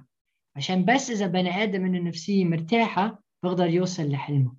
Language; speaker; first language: Arabic; early bilingual, heritage; Arabic